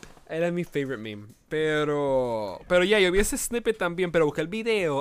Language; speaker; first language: Spanish; early bilingual, heritage; Spanish